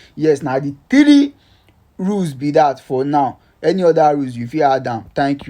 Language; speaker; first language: Nigerian Pidgin; native; Nigerian Pidgin